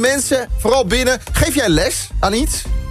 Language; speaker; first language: Dutch; native; Dutch